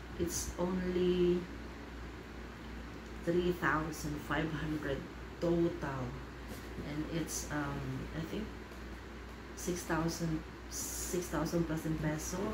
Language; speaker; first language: English; non-native, local second language; Filipino